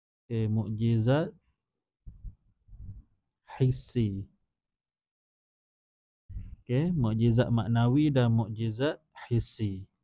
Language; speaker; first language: Malay; native; Malay